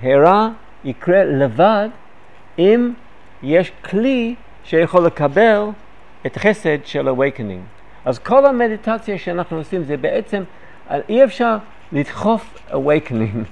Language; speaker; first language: Hebrew; non-native, fluent; English